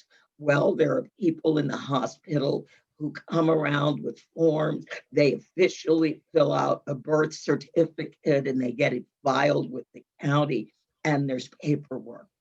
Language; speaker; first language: English; native; English